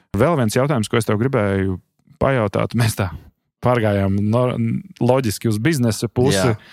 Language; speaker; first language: Latvian; native; Latvian